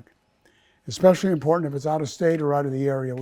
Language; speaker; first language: English; native; English